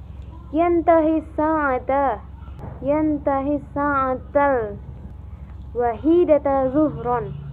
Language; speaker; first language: Arabic; non-native, learner; Indonesian